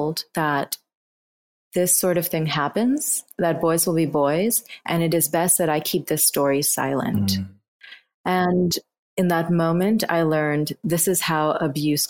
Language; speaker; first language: English; non-native, local second language; Bangla